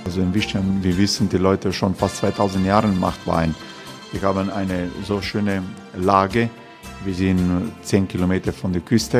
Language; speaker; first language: German; non-native, learner; Croatian